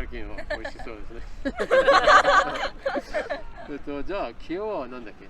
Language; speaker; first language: Japanese; non-native, learner; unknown